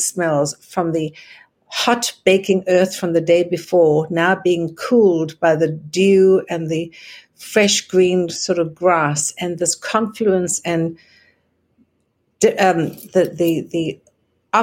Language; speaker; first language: English; native; English